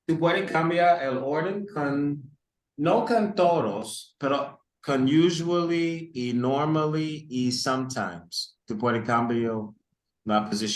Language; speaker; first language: Spanish; early bilingual, heritage; Spanish